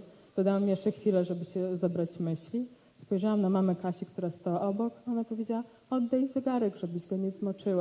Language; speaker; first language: Polish; native; Polish